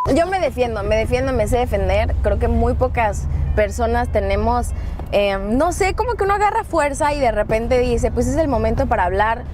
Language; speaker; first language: Spanish; native; Spanish